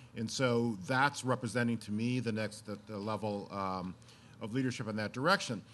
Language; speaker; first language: English; native; English